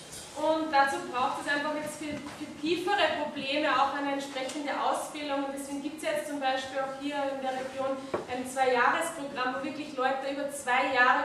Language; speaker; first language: German; native; German